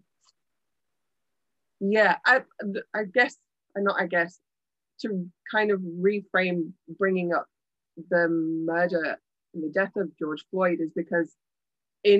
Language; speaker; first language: English; native; English